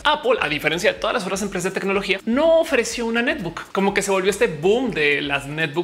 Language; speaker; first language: Spanish; native; Spanish